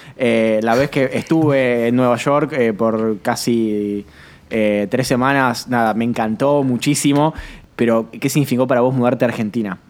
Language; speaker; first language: Spanish; native; Spanish